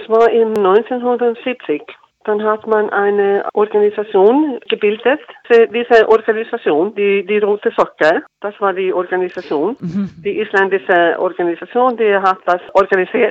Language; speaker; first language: German; non-native, fluent; Icelandic